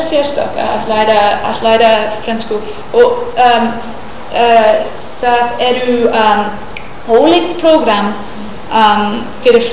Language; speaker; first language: Icelandic; non-native, learner; English